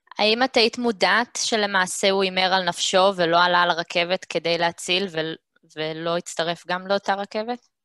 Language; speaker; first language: Hebrew; native; Hebrew